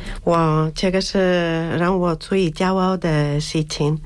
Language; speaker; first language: Chinese; non-native, fluent; Spanish